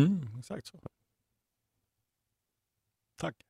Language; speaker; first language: Swedish; native; Swedish